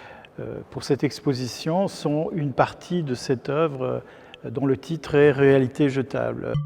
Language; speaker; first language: French; native; French